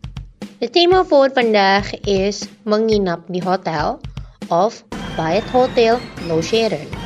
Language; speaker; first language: Dutch; non-native, learner; Indonesian